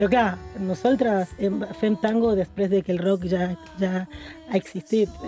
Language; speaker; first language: Catalan; non-native, fluent; Spanish